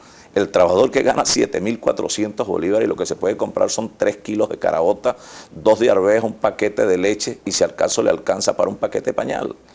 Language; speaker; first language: Spanish; native; Spanish